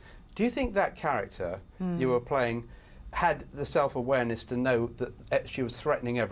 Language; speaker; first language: English; native; English